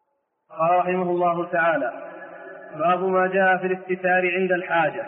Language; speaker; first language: Arabic; native; Arabic